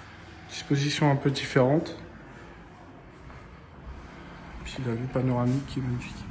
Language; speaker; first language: French; native; French